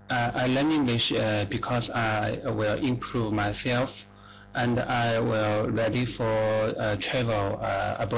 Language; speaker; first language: English; non-native, learner; Chinese